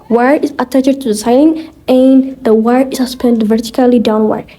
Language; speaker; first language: English; non-native, local second language; Amharic